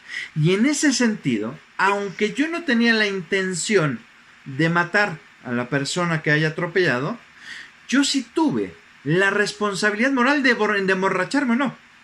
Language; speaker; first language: Spanish; native; Spanish